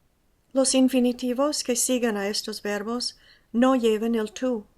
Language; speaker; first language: Spanish; non-native, fluent; English